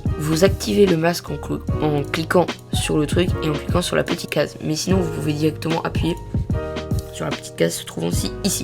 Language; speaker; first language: French; native; French